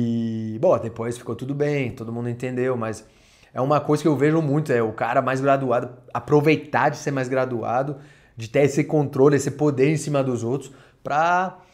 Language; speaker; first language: Portuguese; non-native, fluent; French